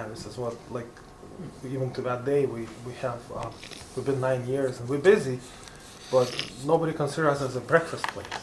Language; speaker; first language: English; non-native, fluent; Lithuanian